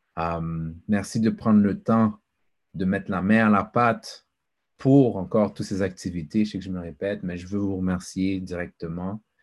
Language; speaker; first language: French; early bilingual, other home language; Haitian Creole